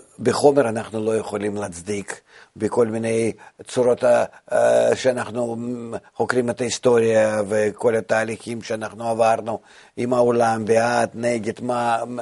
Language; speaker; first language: Hebrew; non-native, fluent; Russian